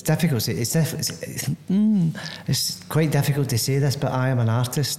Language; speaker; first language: English; native; English